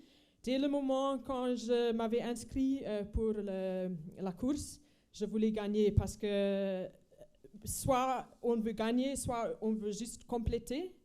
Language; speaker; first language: French; non-native, fluent; Afrikaans